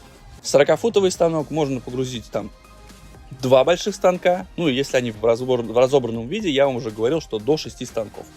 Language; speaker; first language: Russian; native; Russian